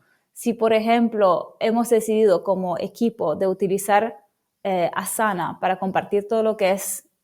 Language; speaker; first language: Spanish; non-native, fluent; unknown